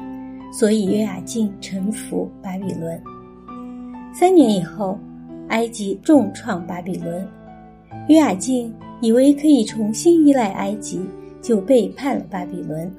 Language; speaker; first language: Chinese; native; Chinese